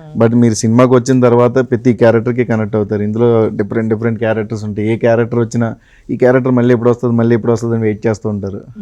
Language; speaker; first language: Telugu; native; Telugu